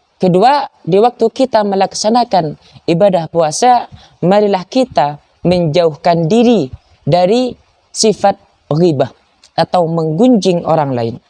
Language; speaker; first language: Malay; non-native, local second language; Madurese